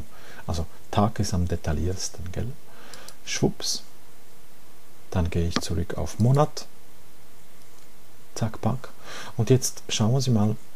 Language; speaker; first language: German; non-native, fluent; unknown